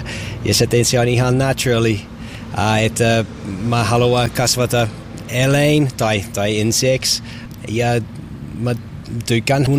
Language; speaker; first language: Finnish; non-native, learner; English